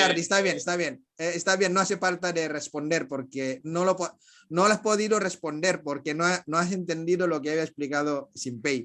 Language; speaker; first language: Spanish; non-native, fluent; Indonesian